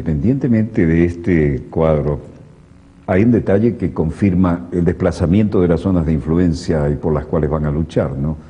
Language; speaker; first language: Spanish; native; Spanish